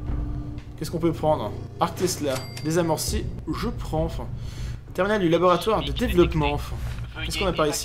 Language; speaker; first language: French; native; French